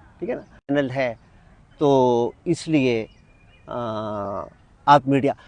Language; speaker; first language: Urdu; non-native, local second language; Pashto